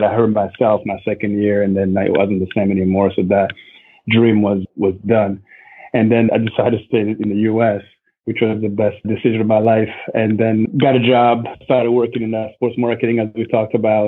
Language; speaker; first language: English; non-native, local second language; Kinyarwanda